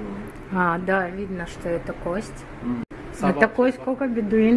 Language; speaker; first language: Russian; native; Russian